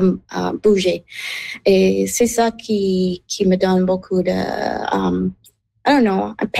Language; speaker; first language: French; non-native, fluent; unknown